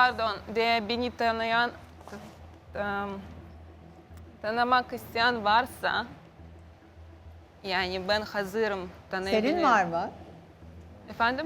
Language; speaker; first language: Turkish; non-native, learner; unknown